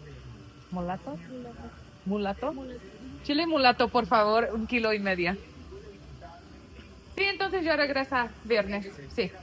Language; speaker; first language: Spanish; non-native, learner; English